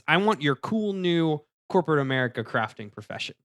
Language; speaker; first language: English; native; English